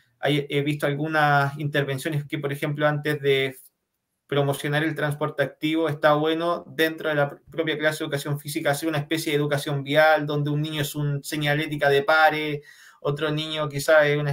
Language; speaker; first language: Spanish; native; Spanish